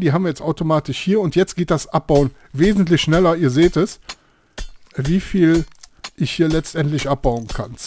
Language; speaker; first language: German; native; German